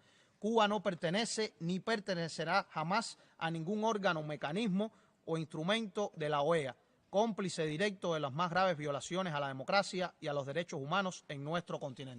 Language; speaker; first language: Spanish; native; Spanish